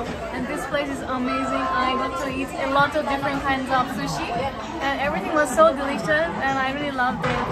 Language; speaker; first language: English; non-native, local second language; Assamese